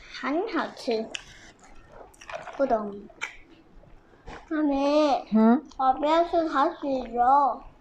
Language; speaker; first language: Chinese; non-native, learner; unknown